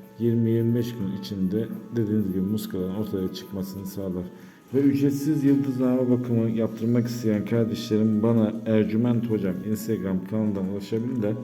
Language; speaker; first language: Turkish; native; Turkish